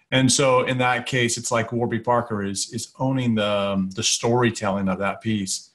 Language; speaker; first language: English; native; English